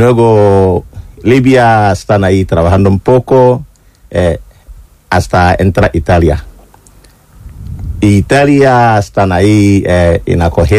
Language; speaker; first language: Spanish; non-native, learner; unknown